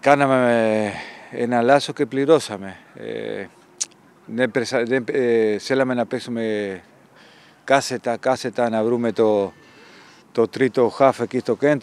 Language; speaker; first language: Greek; non-native, fluent; Spanish